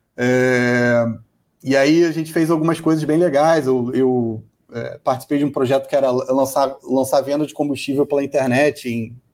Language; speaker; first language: Portuguese; native; Portuguese